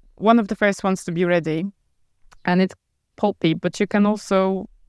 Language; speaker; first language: English; non-native, fluent; Polish